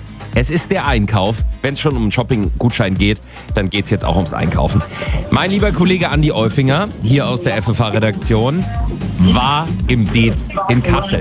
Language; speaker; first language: German; native; German